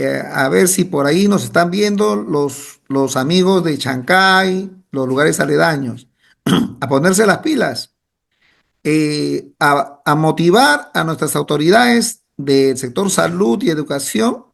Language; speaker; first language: Spanish; native; Spanish